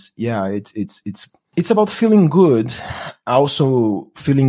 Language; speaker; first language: English; non-native, fluent; Portuguese